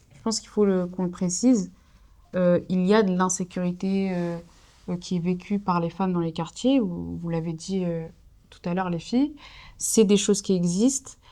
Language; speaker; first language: French; native; French